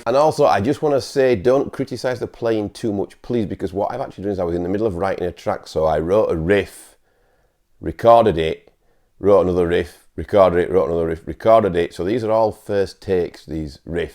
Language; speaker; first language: English; native; English